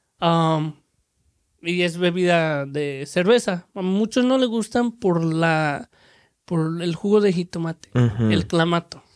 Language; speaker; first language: Spanish; early bilingual, heritage; Spanish